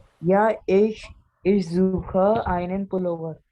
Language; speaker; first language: German; non-native, learner; Hindi